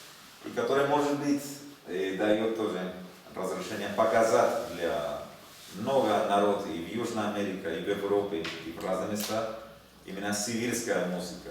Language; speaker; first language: Russian; non-native, learner; Spanish